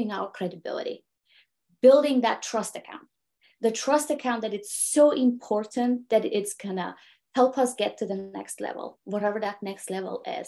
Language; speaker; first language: English; non-native, fluent; Bulgarian